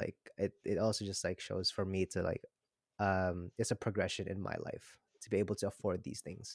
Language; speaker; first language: English; non-native, local second language; Filipino